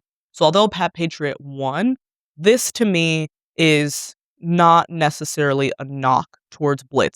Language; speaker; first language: English; native; English